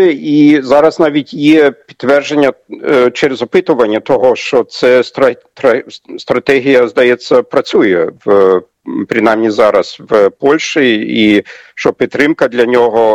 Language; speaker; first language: Ukrainian; non-native, fluent; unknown